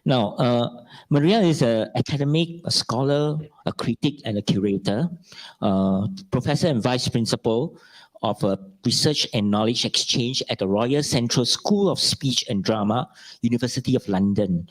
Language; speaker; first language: English; non-native, local second language; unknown